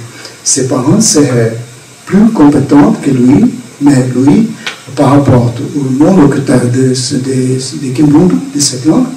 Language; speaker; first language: French; non-native, fluent; Portuguese